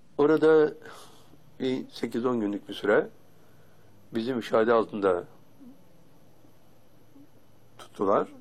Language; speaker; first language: Turkish; native; Turkish